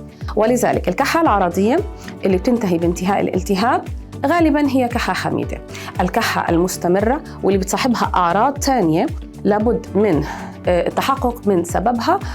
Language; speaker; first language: Arabic; native; Arabic